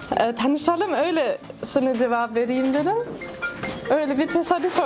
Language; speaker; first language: Turkish; non-native, fluent; German